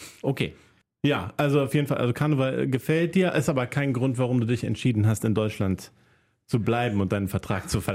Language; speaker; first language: German; native; German